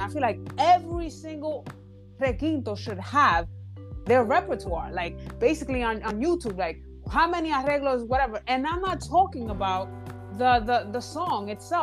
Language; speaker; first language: English; early bilingual, other home language; Spanish